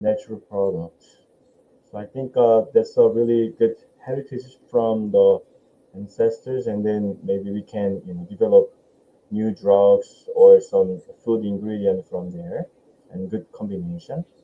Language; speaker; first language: English; non-native, fluent; Korean